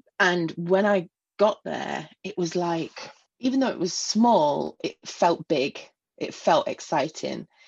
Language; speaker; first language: English; native; English